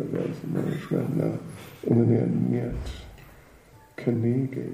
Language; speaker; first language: Russian; non-native, learner; English